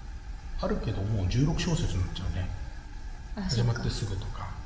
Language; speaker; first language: Japanese; native; Japanese